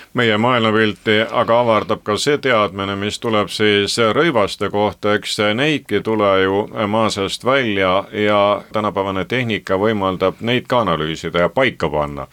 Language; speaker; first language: Estonian; native; Estonian